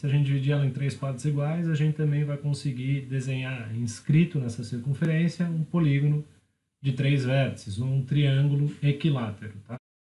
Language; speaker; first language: Portuguese; native; Portuguese